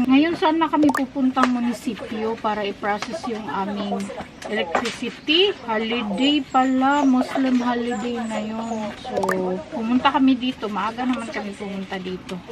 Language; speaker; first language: Filipino; non-native, local second language; Cebuano